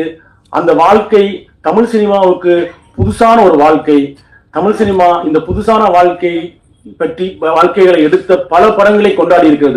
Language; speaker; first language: Tamil; native; Tamil